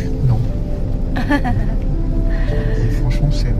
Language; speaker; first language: French; native; French